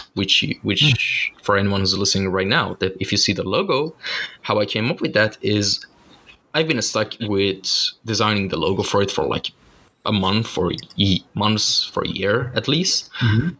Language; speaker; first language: English; non-native, fluent; Persian